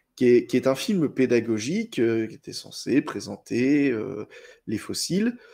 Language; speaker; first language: French; native; French